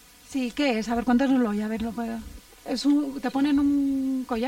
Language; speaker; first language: Spanish; native; Spanish